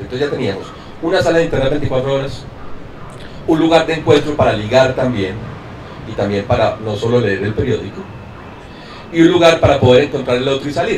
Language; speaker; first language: Spanish; native; Spanish